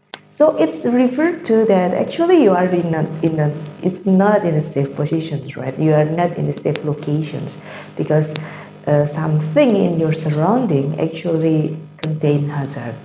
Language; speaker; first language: English; non-native, fluent; Indonesian